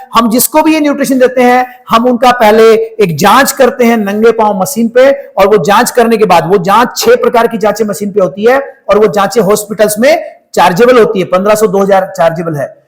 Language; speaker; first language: Hindi; native; Hindi